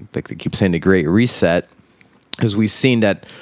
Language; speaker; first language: English; native; English